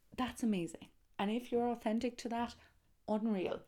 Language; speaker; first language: English; native; English